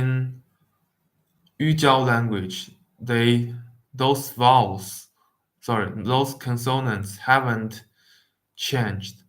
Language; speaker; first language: English; non-native, fluent; Wu Chinese